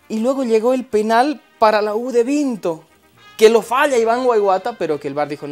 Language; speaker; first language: Spanish; native; Spanish